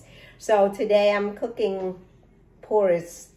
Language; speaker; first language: English; non-native, learner; Vietnamese